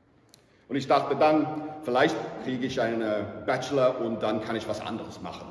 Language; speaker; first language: German; non-native, fluent; English